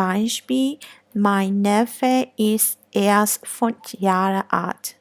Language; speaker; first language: German; non-native, learner; Burmese